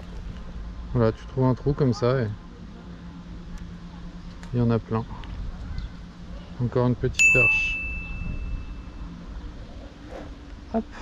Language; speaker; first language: French; native; French